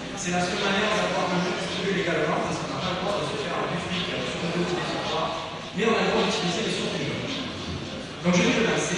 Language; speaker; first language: French; native; French